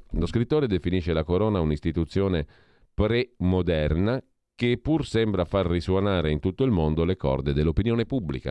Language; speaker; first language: Italian; native; Italian